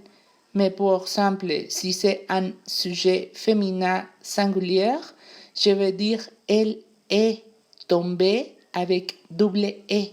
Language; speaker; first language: French; non-native, fluent; Spanish